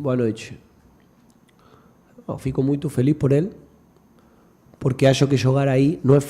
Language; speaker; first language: Portuguese; non-native, fluent; Spanish